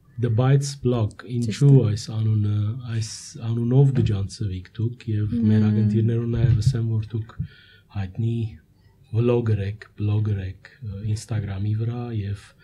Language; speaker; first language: Armenian; early bilingual, heritage; Armenian